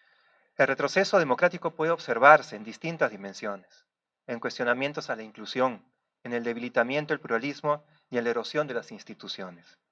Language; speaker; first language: Spanish; native; Spanish